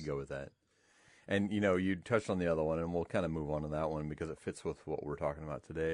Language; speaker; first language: English; native; English